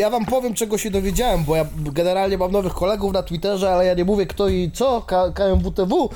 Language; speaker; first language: Polish; native; Polish